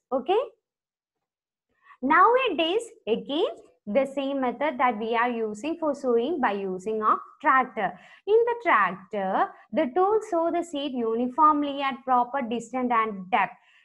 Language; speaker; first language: English; non-native, local second language; Malayalam